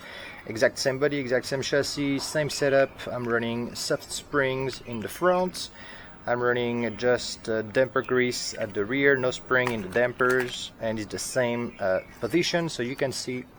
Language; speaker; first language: English; non-native, fluent; French